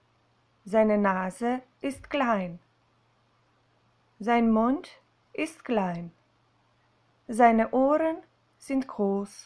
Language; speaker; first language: German; non-native, fluent; Slovenian